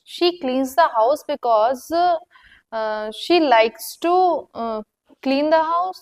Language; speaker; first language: English; non-native, learner; Hindi